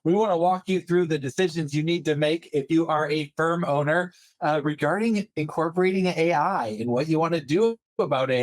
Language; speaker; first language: English; native; English